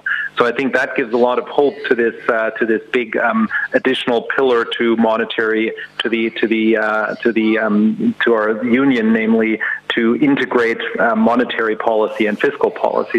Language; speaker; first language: English; non-native, fluent; German